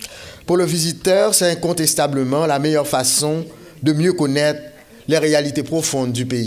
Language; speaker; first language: French; non-native, local second language; Haitian Creole